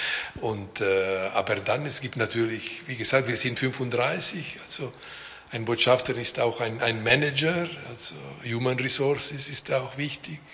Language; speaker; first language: German; non-native, local second language; Italian